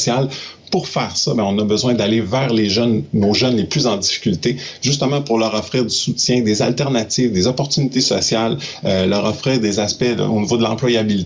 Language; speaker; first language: French; native; French